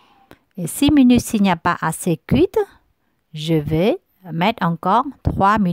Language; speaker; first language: French; non-native, learner; Vietnamese